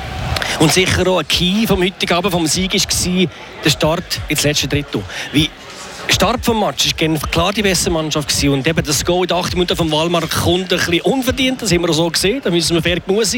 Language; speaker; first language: German; native; German